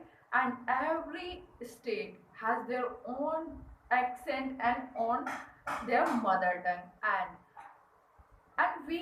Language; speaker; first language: English; non-native, learner; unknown